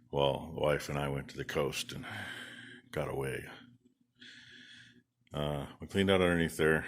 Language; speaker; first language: English; native; English